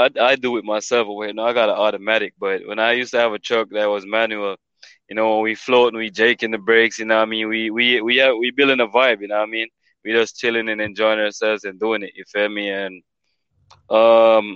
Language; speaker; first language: English; non-native, local second language; Jamaican Creole English